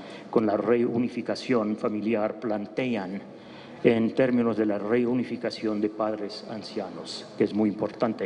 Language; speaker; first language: Spanish; non-native, fluent; English